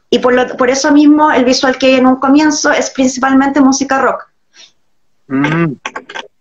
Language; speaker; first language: Spanish; native; Spanish